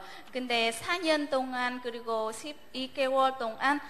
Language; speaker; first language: Korean; non-native, learner; Vietnamese